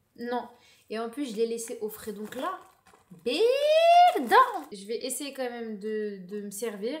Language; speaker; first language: French; native; French